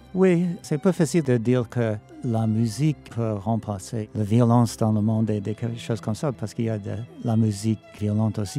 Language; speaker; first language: French; non-native, fluent; English